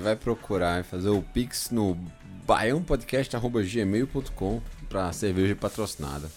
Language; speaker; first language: Portuguese; native; Portuguese